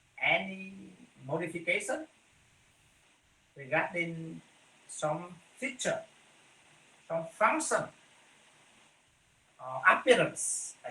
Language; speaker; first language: English; non-native, fluent; Vietnamese